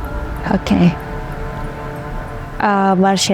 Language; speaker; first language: Indonesian; native; Indonesian